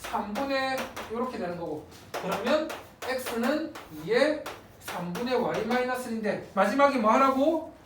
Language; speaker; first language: Korean; native; Korean